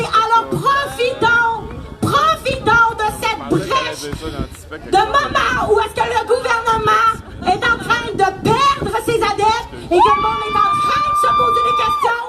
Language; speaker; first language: French; native; French